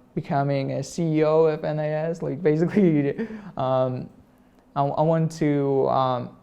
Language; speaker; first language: English; non-native, fluent; Russian